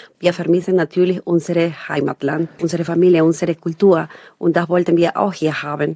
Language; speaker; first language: German; non-native, learner; Spanish